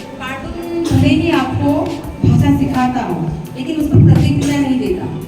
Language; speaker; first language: Hindi; non-native, local second language; Marathi